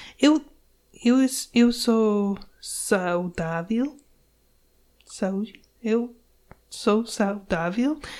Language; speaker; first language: Portuguese; non-native, learner; English